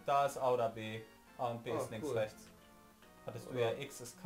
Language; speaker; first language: German; native; German